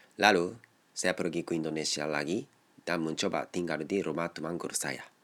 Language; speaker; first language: Indonesian; non-native, learner; Japanese